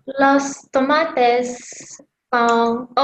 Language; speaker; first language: Spanish; non-native, learner; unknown